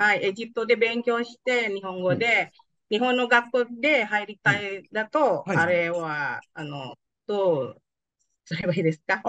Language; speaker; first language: Japanese; non-native, fluent; Indonesian